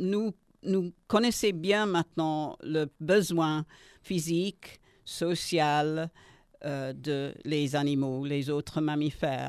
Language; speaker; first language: French; non-native, learner; English